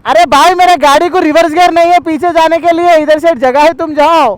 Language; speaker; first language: Hindi; non-native, local second language; Telugu